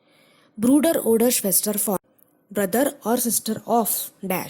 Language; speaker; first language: German; non-native, fluent; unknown